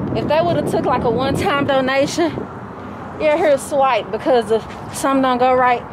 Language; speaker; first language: English; native; English